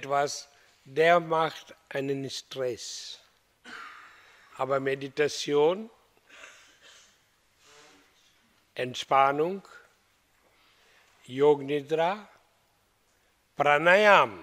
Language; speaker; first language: German; non-native, learner; Hindi